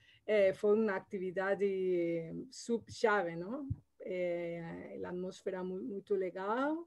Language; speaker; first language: Portuguese; non-native, learner; Spanish